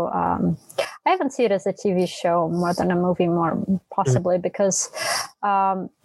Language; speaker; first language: English; non-native, fluent; Russian